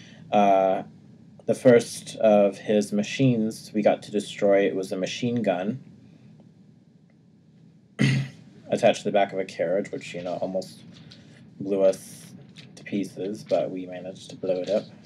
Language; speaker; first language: English; native; English